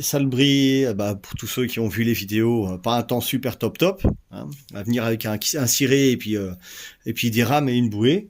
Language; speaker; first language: French; native; French